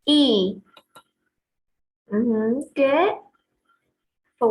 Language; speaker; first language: English; non-native, fluent; Vietnamese